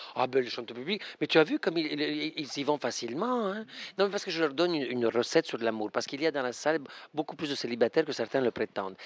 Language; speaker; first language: French; non-native, fluent; Spanish